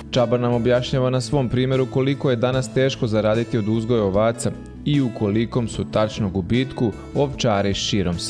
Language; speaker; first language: Serbian; native; Serbian